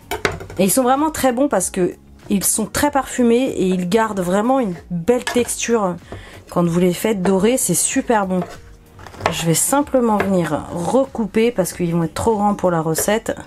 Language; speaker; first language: French; native; French